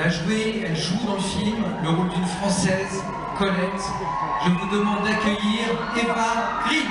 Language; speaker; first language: French; native; French